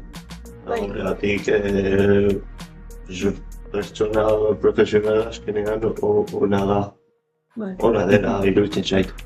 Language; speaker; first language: Basque; non-native, learner; Spanish